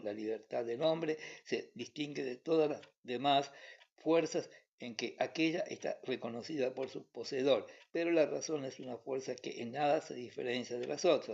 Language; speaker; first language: Spanish; native; Spanish